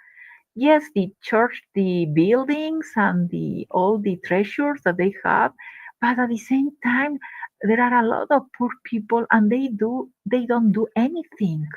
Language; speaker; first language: English; non-native, learner; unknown